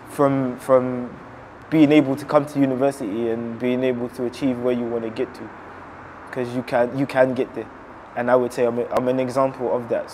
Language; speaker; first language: English; native; English